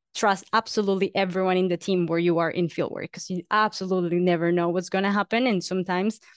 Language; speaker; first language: English; non-native, fluent; Spanish